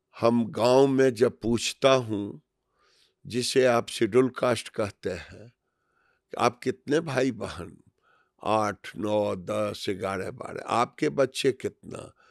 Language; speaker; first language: Hindi; native; Hindi